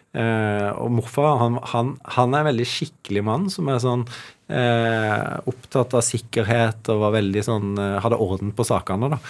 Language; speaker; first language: Norwegian; native; Norwegian